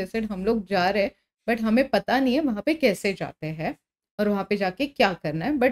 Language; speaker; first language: Hindi; non-native, local second language; Marathi